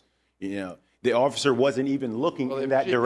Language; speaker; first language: English; native; English